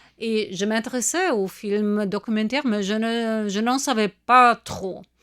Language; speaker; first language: French; non-native, fluent; German